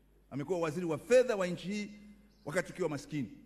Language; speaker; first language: Swahili; native; Swahili